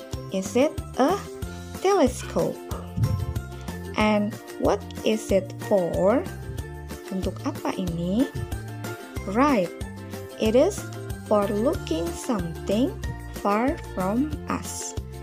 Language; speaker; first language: English; non-native, fluent; Indonesian